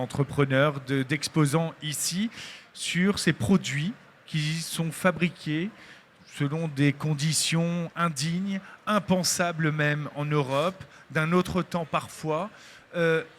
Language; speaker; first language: French; native; French